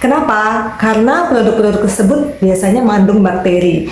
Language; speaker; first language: Indonesian; native; Indonesian